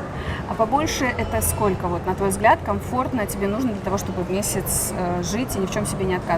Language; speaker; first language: Russian; native; Russian